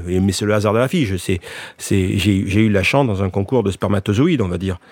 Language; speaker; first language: French; native; French